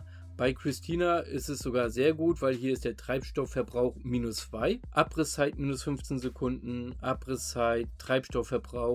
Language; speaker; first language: German; native; German